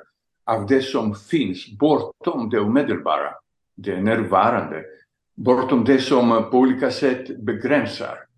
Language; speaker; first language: Swedish; non-native, fluent; Greek